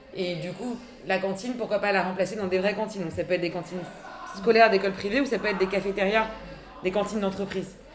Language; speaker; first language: French; native; French